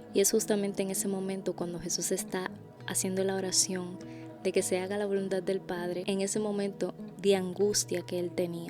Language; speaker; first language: Spanish; native; Spanish